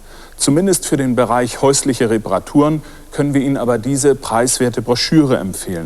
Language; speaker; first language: German; native; German